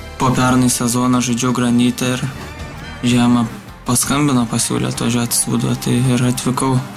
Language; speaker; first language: Lithuanian; native; Lithuanian